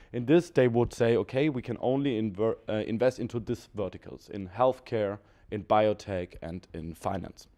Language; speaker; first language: English; non-native, fluent; German